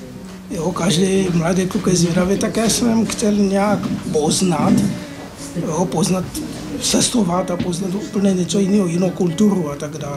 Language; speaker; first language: Czech; non-native, fluent; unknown